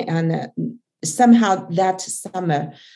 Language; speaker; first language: English; non-native, fluent; Chinese